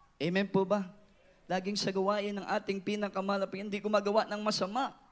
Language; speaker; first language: Filipino; non-native, local second language; Cebuano